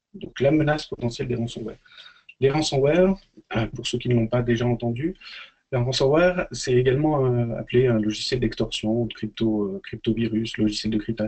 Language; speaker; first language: French; native; French